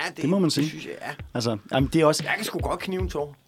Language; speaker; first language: Danish; native; Danish